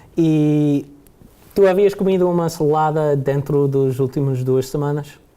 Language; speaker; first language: Portuguese; early bilingual, heritage; Portuguese